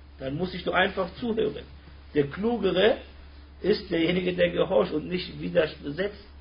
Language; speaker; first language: German; early bilingual, other home language; Turkish